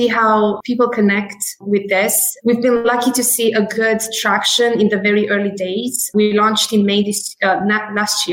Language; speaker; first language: English; native; English